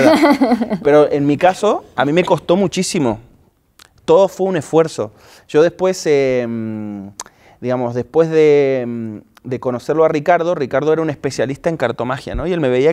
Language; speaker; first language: Spanish; native; Spanish